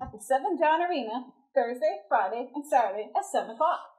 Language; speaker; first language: English; native; English